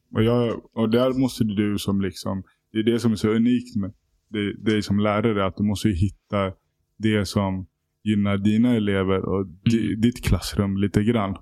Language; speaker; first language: Swedish; native; Swedish